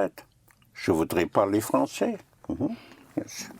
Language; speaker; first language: French; non-native, fluent; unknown